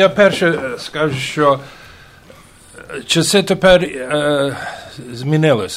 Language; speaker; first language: Ukrainian; early bilingual, heritage; Ukrainian